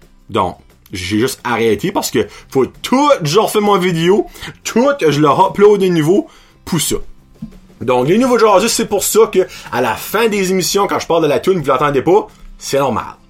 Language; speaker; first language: French; native; French